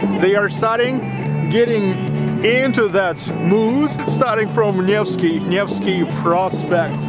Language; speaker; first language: English; non-native, learner; Russian